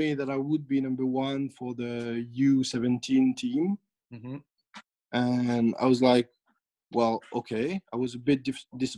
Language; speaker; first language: English; non-native, fluent; French